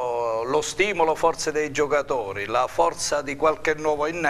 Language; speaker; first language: Italian; native; Italian